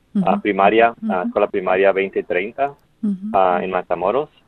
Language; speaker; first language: English; early bilingual, other home language; Spanish